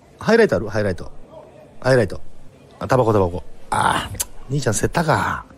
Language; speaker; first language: Japanese; native; Japanese